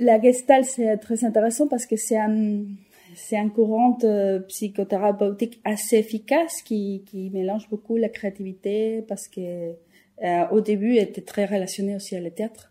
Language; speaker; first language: French; non-native, fluent; Spanish